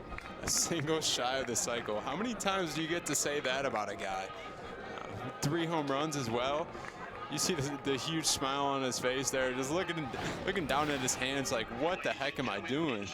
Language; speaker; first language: English; native; English